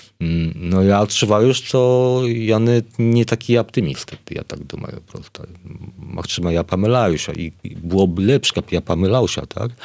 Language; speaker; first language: Polish; non-native, learner; Belarusian